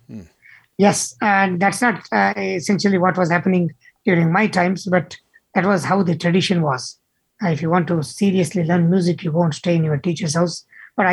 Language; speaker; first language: English; non-native, local second language; Kannada